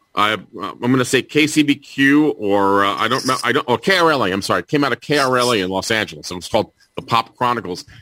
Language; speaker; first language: English; native; English